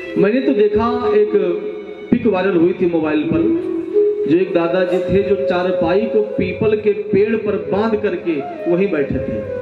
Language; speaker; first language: Hindi; native; Hindi